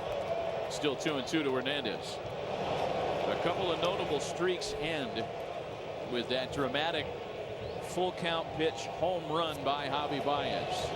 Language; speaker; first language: English; native; English